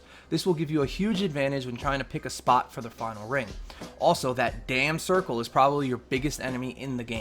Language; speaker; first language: English; native; English